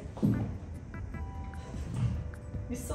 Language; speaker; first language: English; non-native, fluent; Indonesian